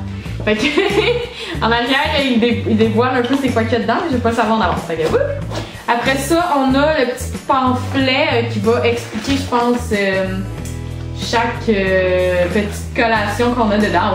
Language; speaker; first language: French; native; French